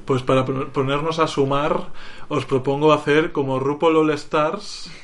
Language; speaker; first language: Spanish; native; Spanish